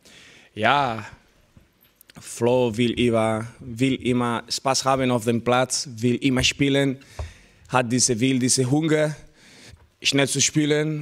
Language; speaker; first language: German; non-native, learner; Spanish